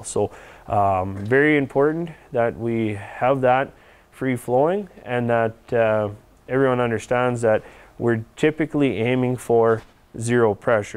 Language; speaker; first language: English; native; English